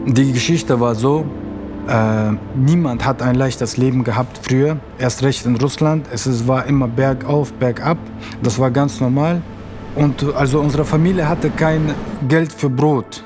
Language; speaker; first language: German; early bilingual, other home language; Russian